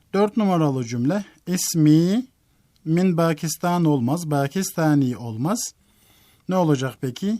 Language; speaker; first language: Turkish; native; Turkish